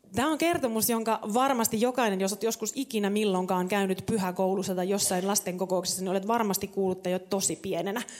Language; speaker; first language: Finnish; native; Finnish